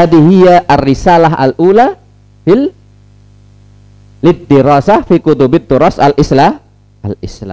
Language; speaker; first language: Arabic; non-native, fluent; Indonesian